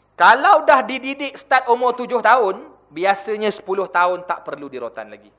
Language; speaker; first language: Malay; native; Malay